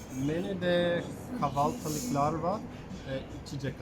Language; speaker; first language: Turkish; non-native, learner; English